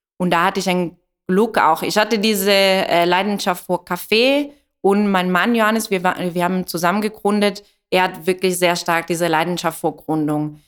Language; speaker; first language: German; non-native, fluent; Italian